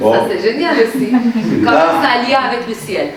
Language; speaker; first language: French; non-native, fluent; Persian